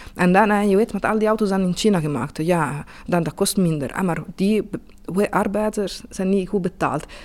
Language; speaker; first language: Dutch; non-native, fluent; Italian